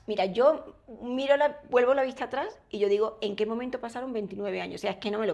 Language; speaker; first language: Spanish; native; Spanish